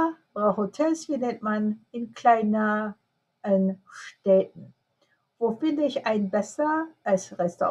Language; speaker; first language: German; non-native, fluent; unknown